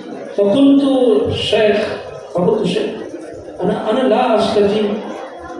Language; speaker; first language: Arabic; non-native, fluent; Urdu